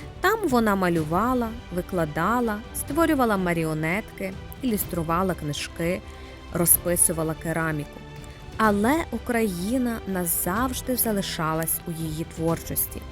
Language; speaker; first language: Ukrainian; native; Ukrainian